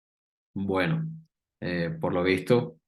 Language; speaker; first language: Spanish; native; Spanish